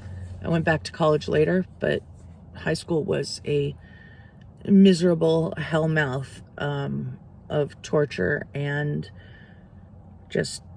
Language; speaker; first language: English; native; English